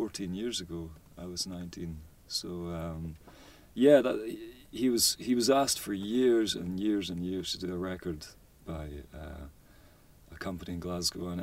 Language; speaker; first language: English; native; English